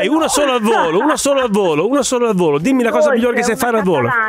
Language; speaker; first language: Italian; native; Italian